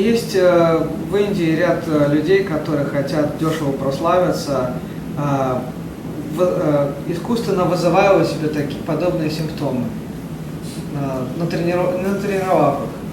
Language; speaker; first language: Russian; native; Russian